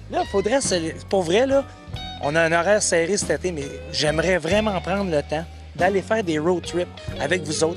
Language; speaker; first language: French; native; French